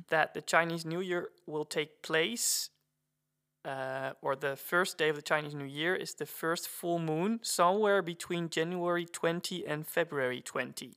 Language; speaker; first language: English; non-native, fluent; Dutch